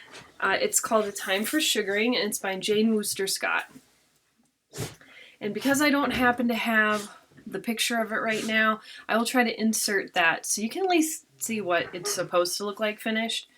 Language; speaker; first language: English; native; English